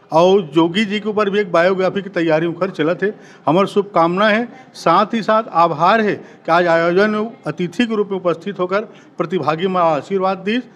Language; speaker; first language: Hindi; native; Hindi